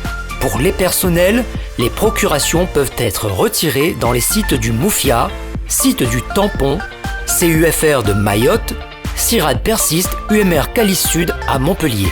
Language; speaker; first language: French; native; French